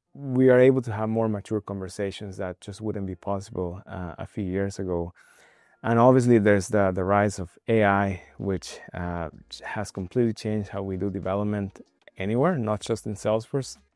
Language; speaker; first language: English; non-native, fluent; Spanish